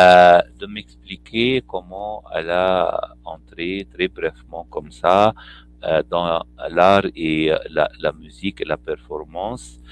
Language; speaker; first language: French; non-native, fluent; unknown